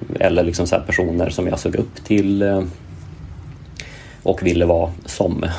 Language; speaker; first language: Swedish; native; Swedish